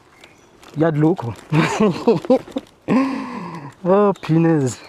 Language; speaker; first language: French; native; French